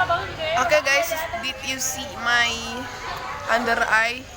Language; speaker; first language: English; non-native, learner; Indonesian